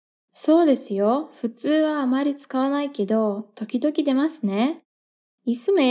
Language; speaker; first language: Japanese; non-native, fluent; Portuguese